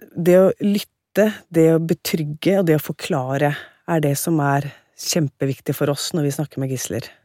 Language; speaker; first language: Norwegian; native; Norwegian